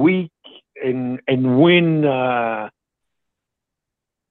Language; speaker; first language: English; non-native, fluent; French